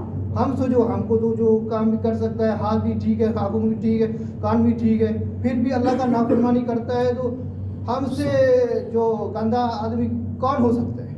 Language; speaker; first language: Hindi; non-native, fluent; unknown